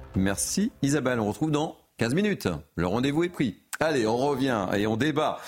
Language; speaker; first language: French; native; French